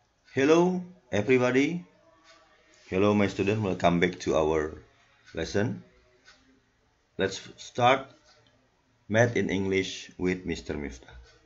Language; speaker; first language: English; non-native, learner; Indonesian